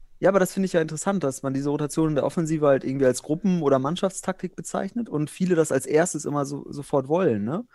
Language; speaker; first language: German; early bilingual, other home language; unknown